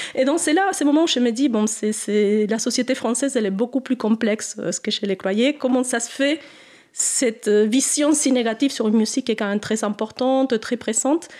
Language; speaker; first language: French; non-native, fluent; Spanish